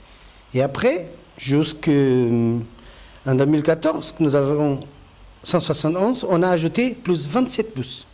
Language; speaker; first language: French; non-native, fluent; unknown